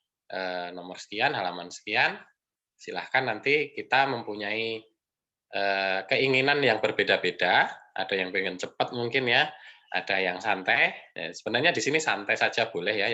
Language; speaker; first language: Indonesian; native; Indonesian